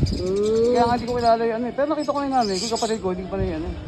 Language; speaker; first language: Filipino; native; Filipino